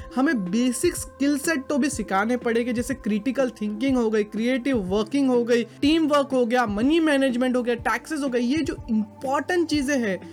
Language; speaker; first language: Hindi; native; Hindi